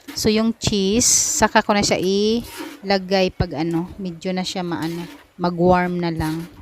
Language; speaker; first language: Filipino; non-native, local second language; Cebuano